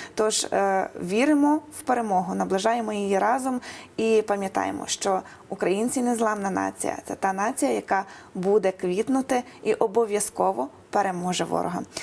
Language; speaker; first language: Ukrainian; native; Ukrainian